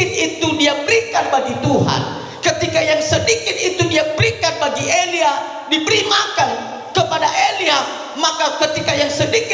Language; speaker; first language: Indonesian; native; Indonesian